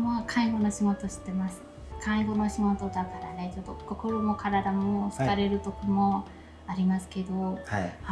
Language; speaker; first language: Japanese; non-native, learner; Burmese